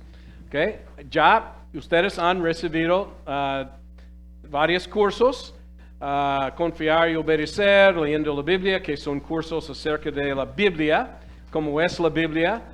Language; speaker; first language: Spanish; non-native, fluent; English